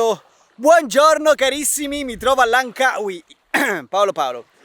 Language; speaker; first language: Italian; native; Italian